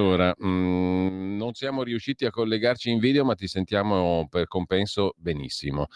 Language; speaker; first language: Italian; native; Italian